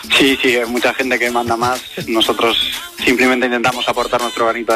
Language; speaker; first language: Spanish; native; Spanish